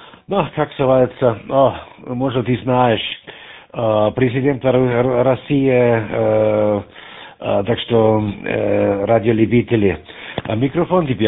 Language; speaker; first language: Russian; non-native, learner; German